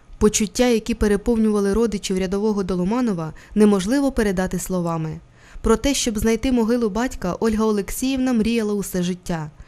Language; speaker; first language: Ukrainian; native; Ukrainian